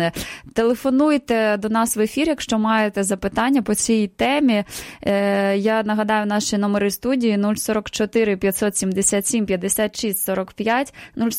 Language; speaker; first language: Ukrainian; native; Ukrainian